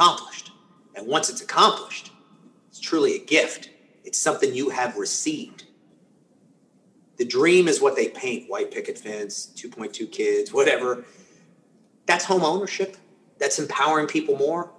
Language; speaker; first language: English; early bilingual, other home language; Spanish